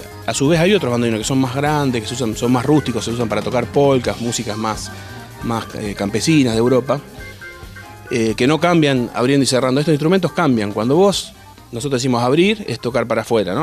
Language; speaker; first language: Spanish; native; Spanish